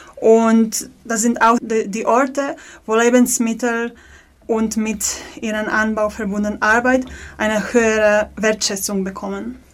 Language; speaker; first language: German; non-native, fluent; Polish